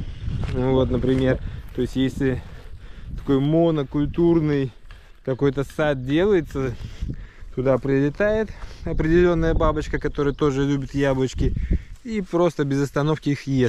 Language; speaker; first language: Russian; native; Russian